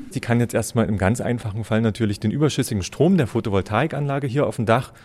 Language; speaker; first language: German; native; German